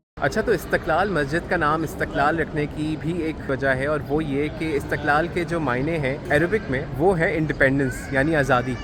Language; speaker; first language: Urdu; native; Urdu